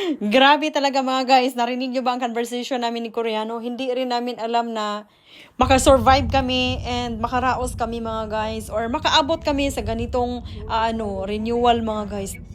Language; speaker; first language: Filipino; non-native, local second language; Cebuano